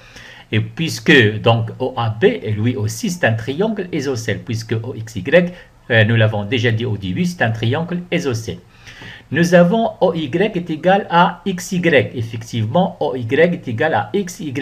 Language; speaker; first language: French; non-native, local second language; Arabic